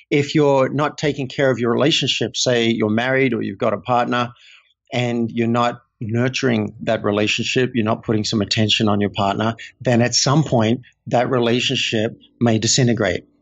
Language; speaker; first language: English; native; English